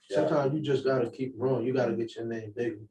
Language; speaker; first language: English; native; English